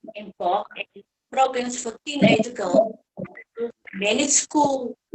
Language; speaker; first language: English; non-native, local second language; Afrikaans